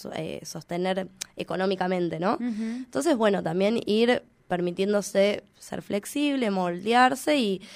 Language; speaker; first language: Spanish; native; Spanish